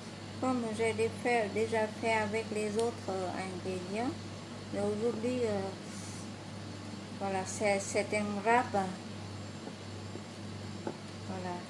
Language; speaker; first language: French; non-native, fluent; Vietnamese